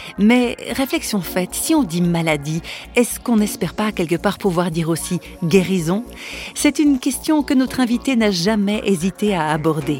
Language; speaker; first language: French; native; French